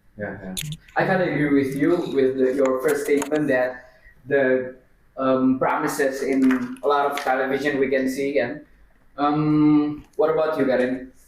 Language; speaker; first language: English; non-native, learner; Indonesian